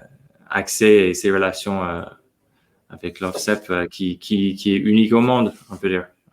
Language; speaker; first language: French; non-native, fluent; English